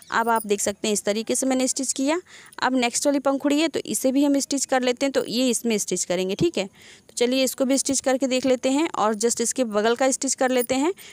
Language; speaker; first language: Hindi; native; Hindi